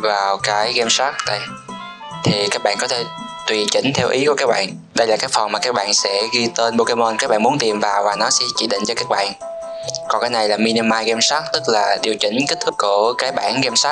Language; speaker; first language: Vietnamese; native; Vietnamese